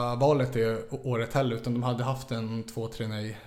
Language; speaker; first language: Swedish; native; Swedish